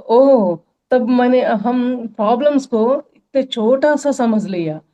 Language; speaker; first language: Hindi; non-native, local second language; Telugu